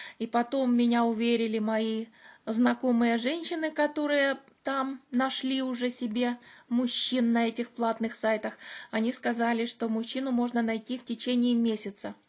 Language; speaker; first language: Russian; native; Russian